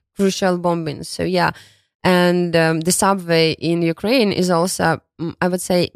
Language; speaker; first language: English; non-native, fluent; Ukrainian